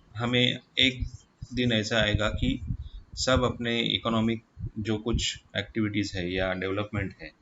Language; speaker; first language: Hindi; non-native, local second language; Marathi